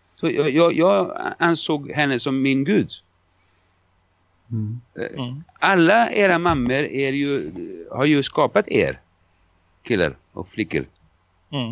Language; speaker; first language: Swedish; non-native, fluent; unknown